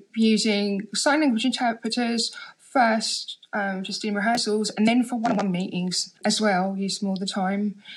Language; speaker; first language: English; native; English